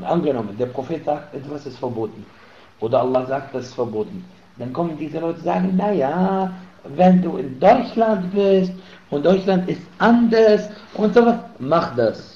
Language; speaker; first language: German; non-native, fluent; Arabic